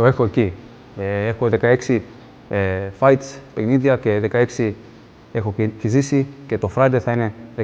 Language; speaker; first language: Greek; early bilingual, heritage; English